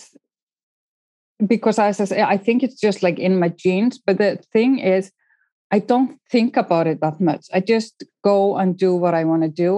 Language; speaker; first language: English; non-native, fluent; Icelandic